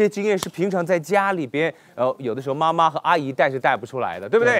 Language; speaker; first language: Chinese; native; Chinese